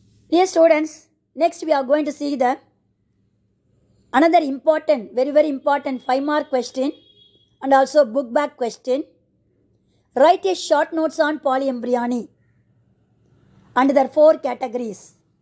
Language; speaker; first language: English; non-native, local second language; Tamil